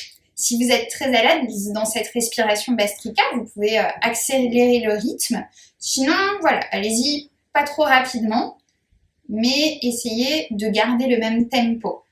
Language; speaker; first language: French; native; French